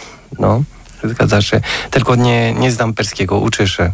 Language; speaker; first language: Polish; non-native, fluent; French